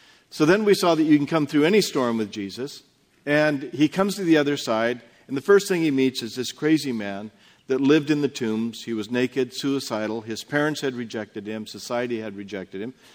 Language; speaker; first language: English; native; English